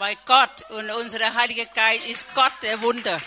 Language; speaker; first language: German; non-native, learner; Thai